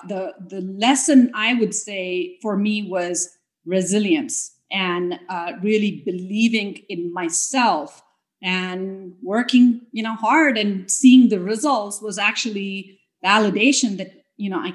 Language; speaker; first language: English; non-native, local second language; Tamil